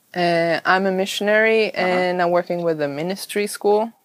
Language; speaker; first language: English; non-native, fluent; Swedish